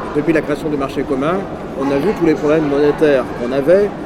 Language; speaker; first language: French; native; French